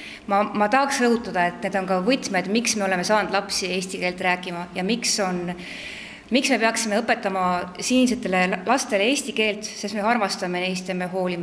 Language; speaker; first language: Estonian; non-native, local second language; Russian